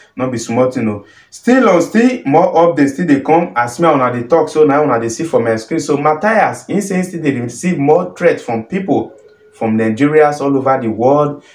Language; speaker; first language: Nigerian Pidgin; native; Nigerian Pidgin